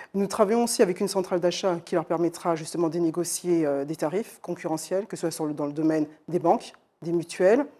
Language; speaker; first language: French; native; French